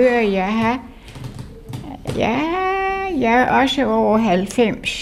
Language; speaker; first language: Danish; native; Danish